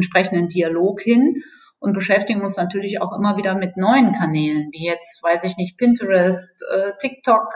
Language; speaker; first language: German; native; German